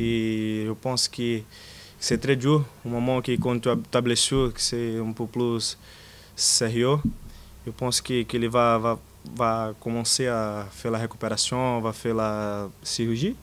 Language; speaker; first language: French; non-native, learner; Portuguese